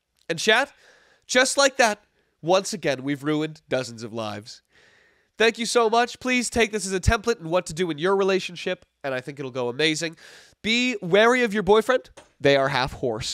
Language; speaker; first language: English; native; English